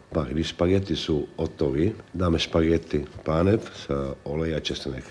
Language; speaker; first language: Czech; non-native, learner; Italian